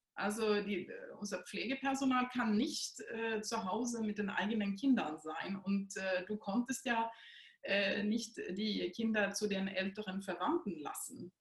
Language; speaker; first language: German; non-native, fluent; Swedish